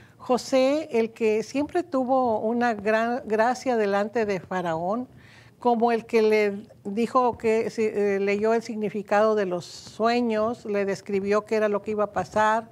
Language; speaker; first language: Spanish; native; Spanish